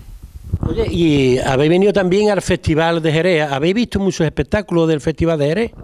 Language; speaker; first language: Spanish; native; Spanish